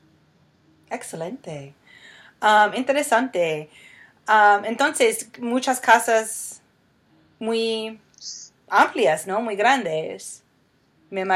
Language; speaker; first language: Spanish; non-native, fluent; English